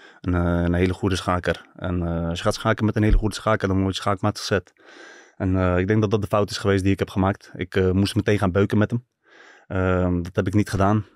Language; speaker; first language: Dutch; early bilingual, other home language; Turkish